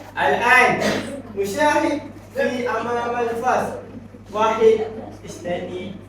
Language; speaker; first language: Arabic; non-native, learner; Malay